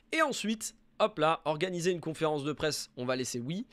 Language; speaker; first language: French; native; French